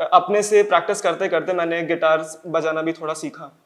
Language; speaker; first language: Hindi; native; Hindi